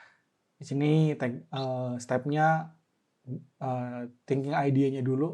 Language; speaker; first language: Indonesian; native; Indonesian